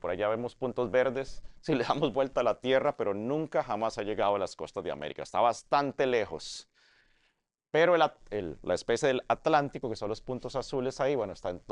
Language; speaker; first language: Spanish; native; Spanish